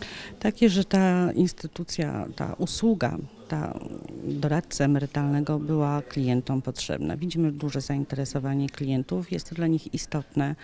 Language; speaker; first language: Polish; native; Polish